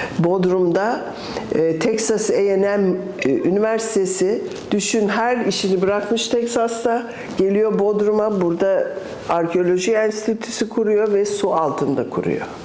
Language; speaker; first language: Turkish; early bilingual, other home language; English